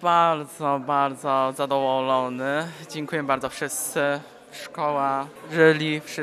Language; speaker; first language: Polish; non-native, learner; Chinese